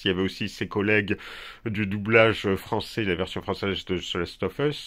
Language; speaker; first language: French; native; French